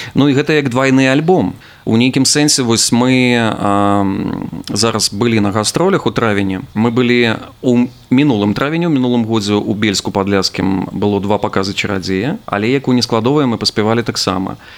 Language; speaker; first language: Belarusian; non-native, local second language; Russian